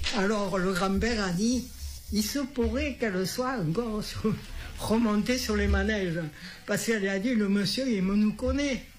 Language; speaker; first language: French; native; French